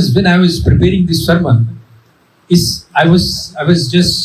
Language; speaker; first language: English; non-native, local second language; Urdu